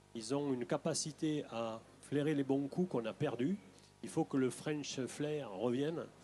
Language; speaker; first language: French; native; French